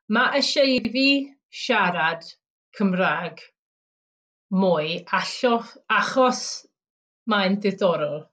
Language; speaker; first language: Welsh; non-native, learner; English